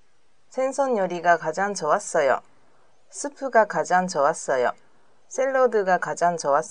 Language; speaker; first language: Korean; non-native, learner; Japanese